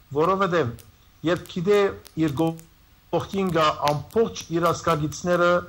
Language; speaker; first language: Armenian; native; Armenian